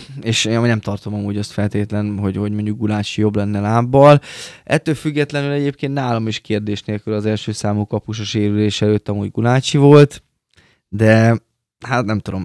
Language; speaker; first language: Hungarian; native; Hungarian